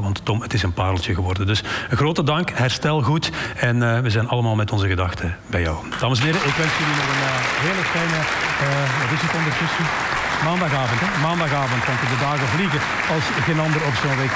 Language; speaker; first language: Dutch; native; Dutch